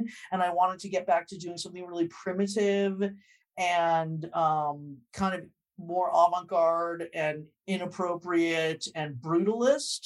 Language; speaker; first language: English; native; English